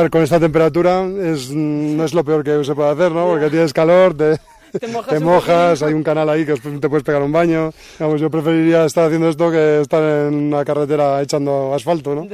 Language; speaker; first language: Spanish; native; Spanish